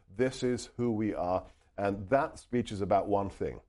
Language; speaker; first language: English; non-native, local second language; Hungarian